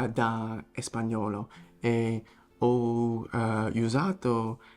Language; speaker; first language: Italian; non-native, learner; English